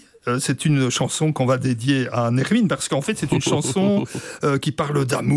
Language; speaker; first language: French; native; French